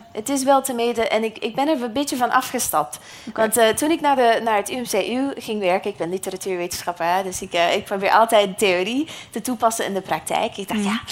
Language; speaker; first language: Dutch; non-native, fluent; English